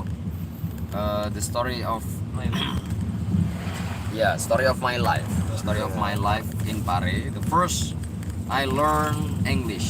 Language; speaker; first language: English; non-native, learner; Indonesian